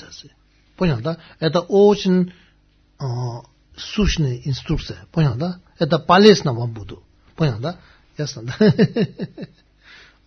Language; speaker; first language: Russian; non-native, learner; Tibetan